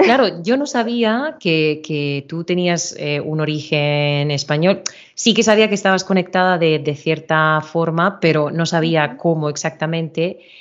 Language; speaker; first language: Spanish; native; Spanish